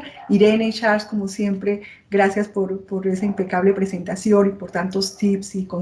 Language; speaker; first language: Spanish; native; Spanish